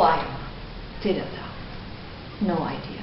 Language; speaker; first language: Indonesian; non-native, fluent; English